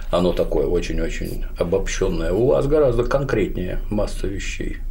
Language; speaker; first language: Russian; native; Russian